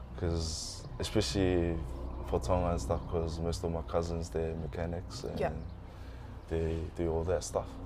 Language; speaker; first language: English; early bilingual, other home language; Tongan